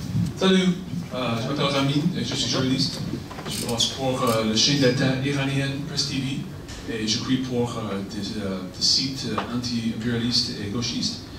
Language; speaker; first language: French; non-native, fluent; Persian